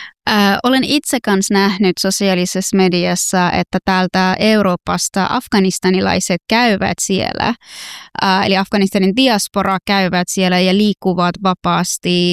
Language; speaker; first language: Finnish; non-native, fluent; Persian